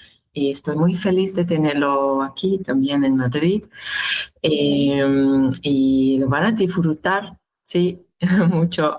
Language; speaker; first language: Spanish; non-native, learner; Hebrew